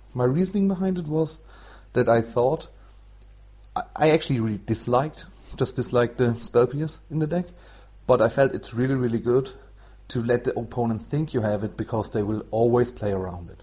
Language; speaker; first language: English; non-native, fluent; German